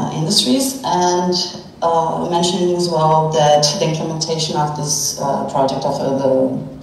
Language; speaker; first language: English; non-native, fluent; Portuguese